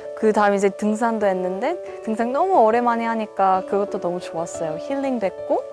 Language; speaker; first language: Korean; non-native, fluent; English